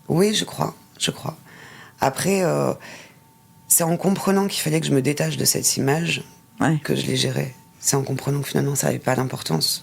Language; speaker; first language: French; native; French